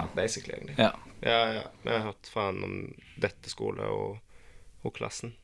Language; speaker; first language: Norwegian; non-native, learner; German